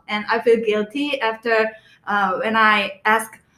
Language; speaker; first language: English; non-native, learner; Korean